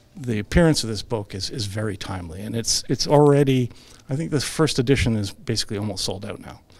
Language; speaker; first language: English; early bilingual, other home language; Ukrainian